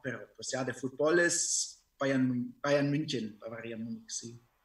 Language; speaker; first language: Spanish; non-native, fluent; German